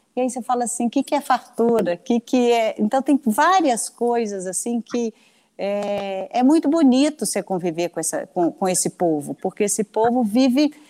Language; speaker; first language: Portuguese; native; Portuguese